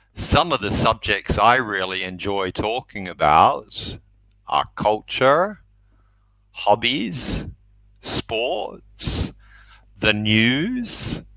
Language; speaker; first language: English; native; English